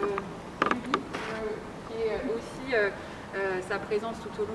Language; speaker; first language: French; native; French